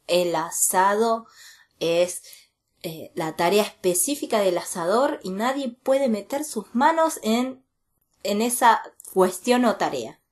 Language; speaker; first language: Spanish; native; Spanish